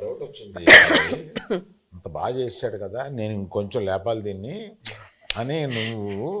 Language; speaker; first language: Telugu; native; Telugu